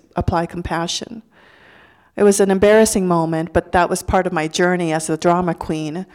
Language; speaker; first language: English; early bilingual, other home language; Lao